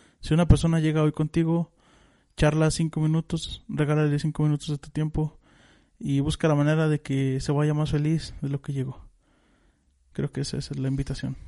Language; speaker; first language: Spanish; native; Spanish